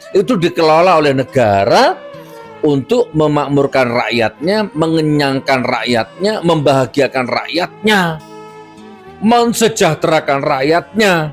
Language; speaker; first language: Indonesian; non-native, local second language; Madurese